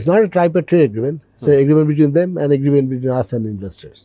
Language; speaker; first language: English; non-native, local second language; Bangla